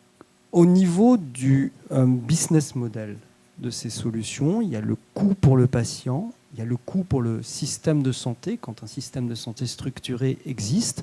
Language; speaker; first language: French; native; French